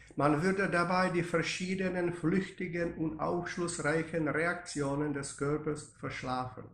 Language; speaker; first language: German; non-native, fluent; Czech